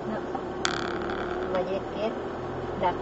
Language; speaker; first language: German; non-native, learner; Thai